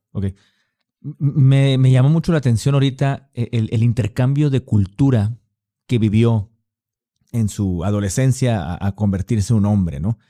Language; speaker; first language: Spanish; native; Spanish